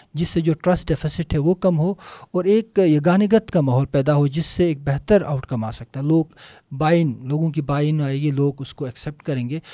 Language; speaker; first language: Urdu; non-native, local second language; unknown